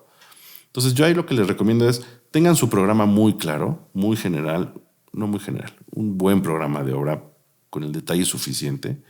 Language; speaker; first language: Spanish; native; Spanish